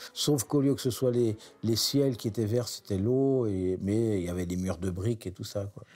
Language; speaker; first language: French; native; French